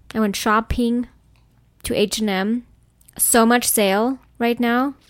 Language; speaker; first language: English; non-native, fluent; German